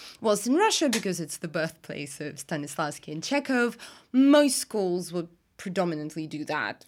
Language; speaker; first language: English; non-native, fluent; Russian